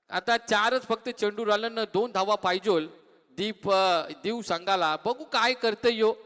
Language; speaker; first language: Marathi; native; Marathi